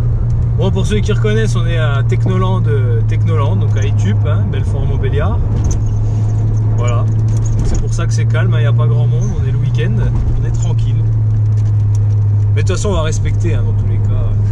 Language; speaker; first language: French; native; French